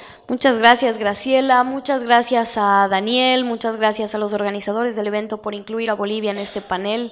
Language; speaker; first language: Spanish; native; Spanish